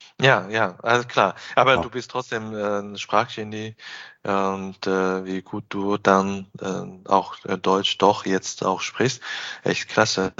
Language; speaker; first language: German; non-native, fluent; Chinese